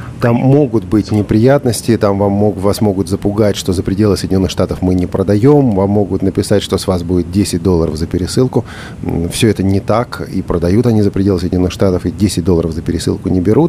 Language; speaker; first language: Russian; native; Russian